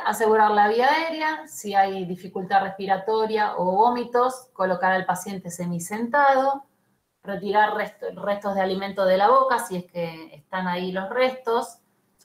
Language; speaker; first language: Spanish; native; Spanish